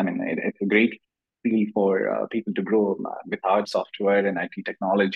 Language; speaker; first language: English; non-native, local second language; Malayalam